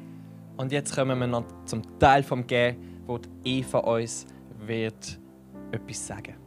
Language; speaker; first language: German; native; German